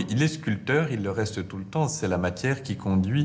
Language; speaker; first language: French; native; French